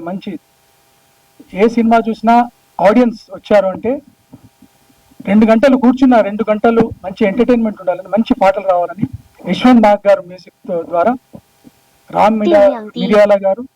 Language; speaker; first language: Telugu; native; Telugu